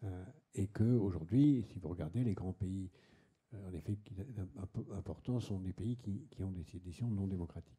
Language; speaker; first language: French; native; French